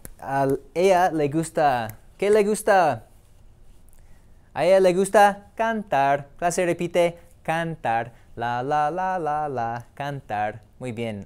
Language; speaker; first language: Spanish; non-native, fluent; English